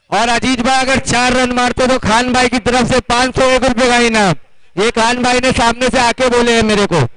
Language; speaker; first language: Hindi; native; Hindi